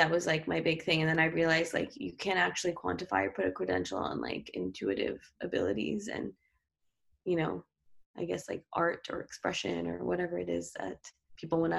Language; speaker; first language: English; native; English